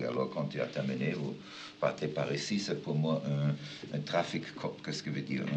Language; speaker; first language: French; non-native, fluent; German